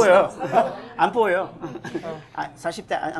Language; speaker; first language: Korean; non-native, learner; French